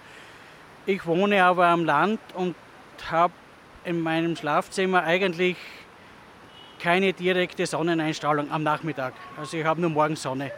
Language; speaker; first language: German; native; German